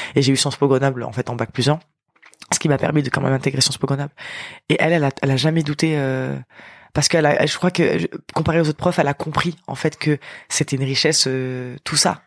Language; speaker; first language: French; native; French